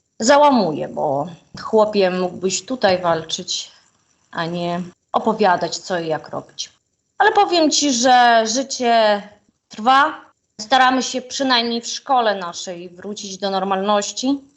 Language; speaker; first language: Polish; non-native, fluent; Ukrainian